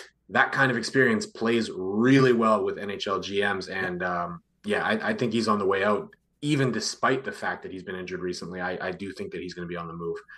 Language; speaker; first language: English; native; English